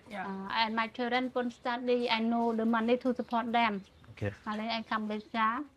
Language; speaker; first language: English; non-native, learner; Khmer